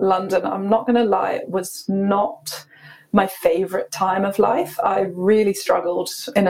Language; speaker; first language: English; native; English